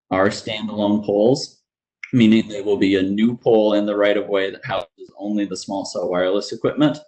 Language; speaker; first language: English; native; English